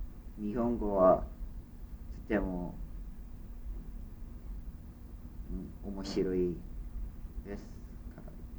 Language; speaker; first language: Japanese; non-native, learner; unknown